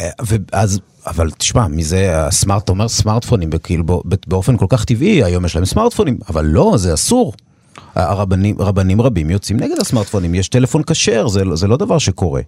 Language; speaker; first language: Hebrew; native; Hebrew